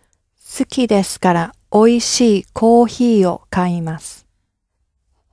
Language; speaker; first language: Japanese; non-native, learner; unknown